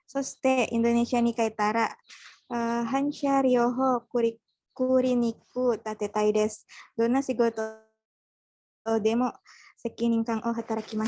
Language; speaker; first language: Japanese; non-native, learner; Indonesian